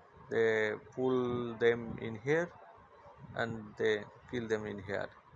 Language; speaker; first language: English; non-native, local second language; Bangla